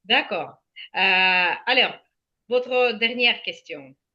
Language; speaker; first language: French; non-native, fluent; Ukrainian